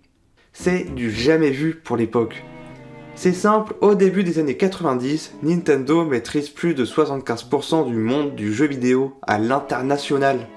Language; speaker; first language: French; native; French